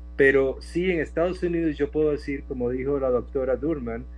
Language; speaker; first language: Spanish; native; Spanish